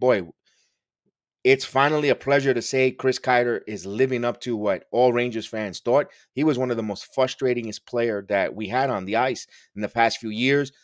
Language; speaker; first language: English; early bilingual, other home language; Spanish